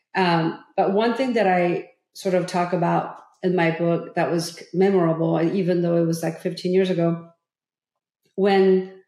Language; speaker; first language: English; early bilingual, other home language; Korean